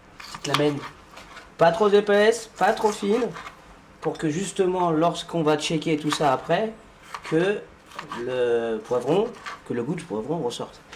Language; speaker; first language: French; native; French